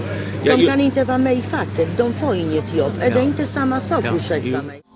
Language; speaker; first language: Swedish; non-native, fluent; Polish